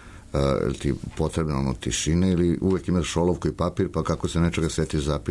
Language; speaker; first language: Serbian; native; Serbian